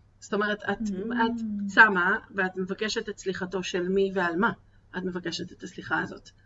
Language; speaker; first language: Hebrew; native; Hebrew